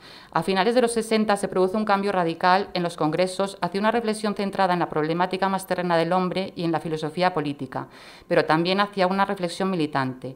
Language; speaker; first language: Spanish; native; Spanish